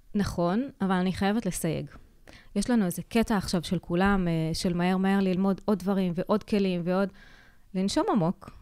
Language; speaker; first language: Hebrew; native; Hebrew